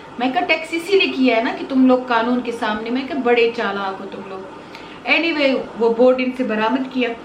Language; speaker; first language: Urdu; non-native, local second language; Pashto